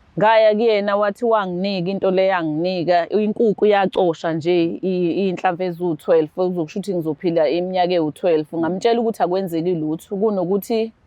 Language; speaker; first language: Zulu; native; Zulu